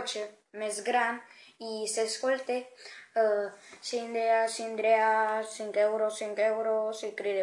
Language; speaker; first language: Catalan; non-native, learner; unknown